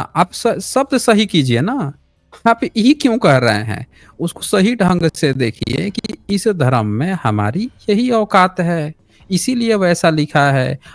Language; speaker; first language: Hindi; native; Hindi